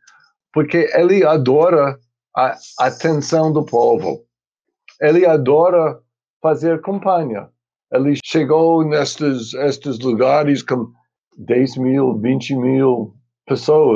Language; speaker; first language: Portuguese; non-native, fluent; English